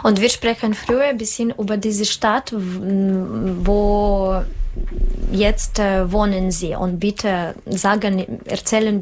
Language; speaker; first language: German; non-native, learner; Russian